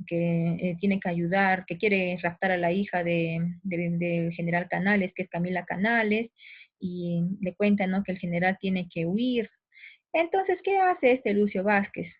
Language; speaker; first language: Spanish; native; Spanish